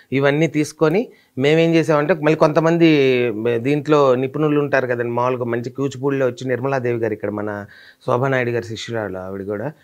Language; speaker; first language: Telugu; native; Telugu